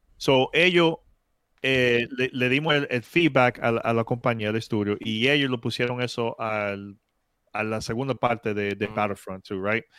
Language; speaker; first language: Spanish; early bilingual, heritage; Spanish